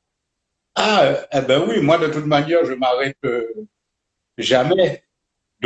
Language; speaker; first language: French; native; French